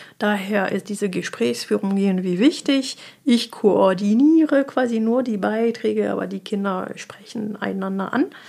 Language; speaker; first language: German; non-native, fluent; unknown